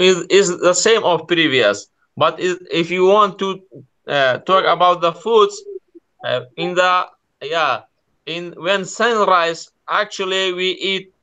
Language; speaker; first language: English; non-native, learner; Kurdish